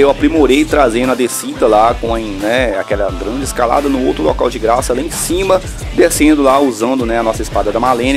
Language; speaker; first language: Portuguese; native; Portuguese